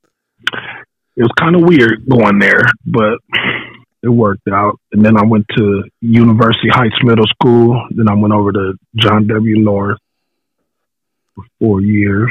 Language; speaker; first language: English; native; English